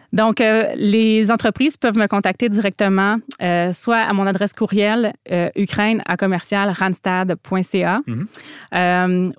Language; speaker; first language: French; native; French